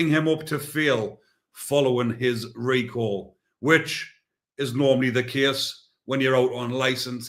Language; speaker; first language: English; native; English